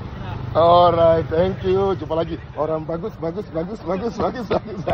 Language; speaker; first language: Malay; non-native, fluent; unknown